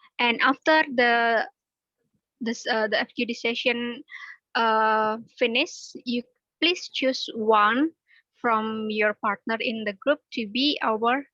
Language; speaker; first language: English; non-native, learner; Indonesian